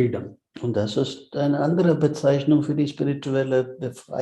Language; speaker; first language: German; non-native, fluent; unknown